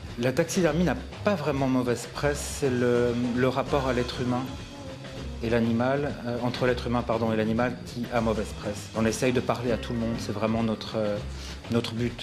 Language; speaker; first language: French; native; French